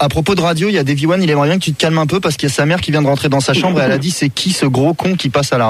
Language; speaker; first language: French; native; French